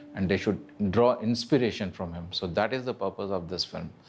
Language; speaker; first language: English; non-native, local second language; Marathi